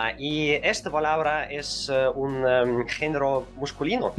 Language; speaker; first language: Spanish; non-native, learner; Russian